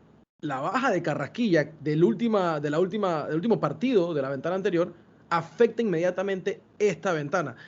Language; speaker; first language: Spanish; native; Spanish